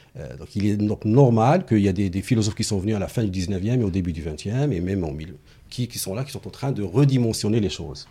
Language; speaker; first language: French; non-native, local second language; Arabic